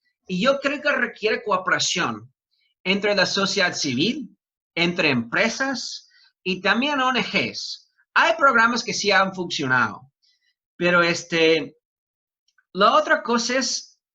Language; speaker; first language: Spanish; non-native, fluent; English